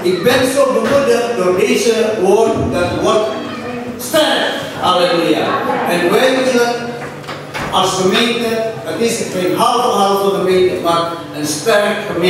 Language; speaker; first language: Dutch; non-native, fluent; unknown